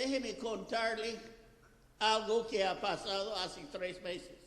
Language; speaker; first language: Spanish; non-native, fluent; English